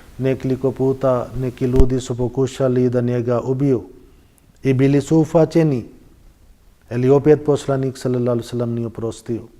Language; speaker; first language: Bosnian; non-native, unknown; Urdu